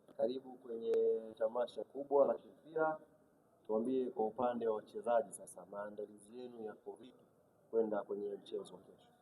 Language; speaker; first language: Swahili; native; Swahili